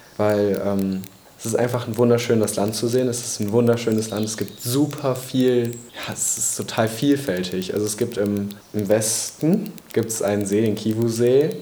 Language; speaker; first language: German; native; German